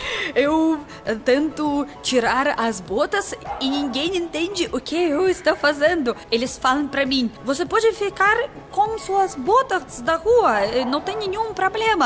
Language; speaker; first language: Portuguese; non-native, learner; Russian